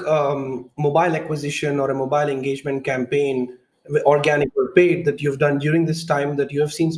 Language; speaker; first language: English; non-native, local second language; Hindi